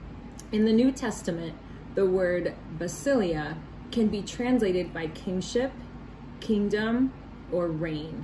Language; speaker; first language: English; native; English